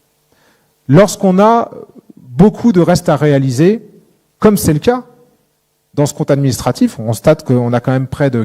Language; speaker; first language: French; native; French